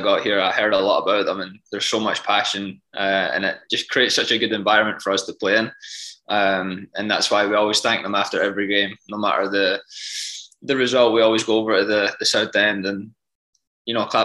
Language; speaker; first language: English; native; English